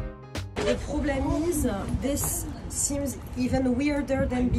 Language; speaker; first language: English; non-native, learner; French